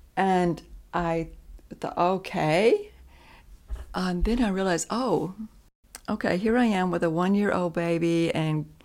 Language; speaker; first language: English; native; English